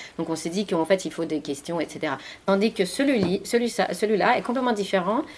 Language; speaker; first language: French; non-native, fluent; Finnish